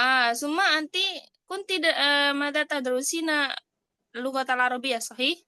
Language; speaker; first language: Arabic; non-native, fluent; Indonesian